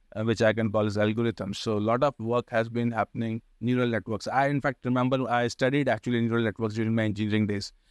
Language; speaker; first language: English; non-native, local second language; Hindi